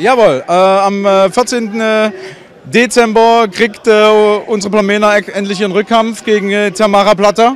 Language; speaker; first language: German; native; German